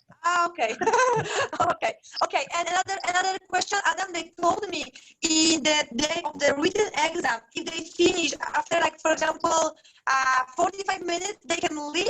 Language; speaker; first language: English; non-native, fluent; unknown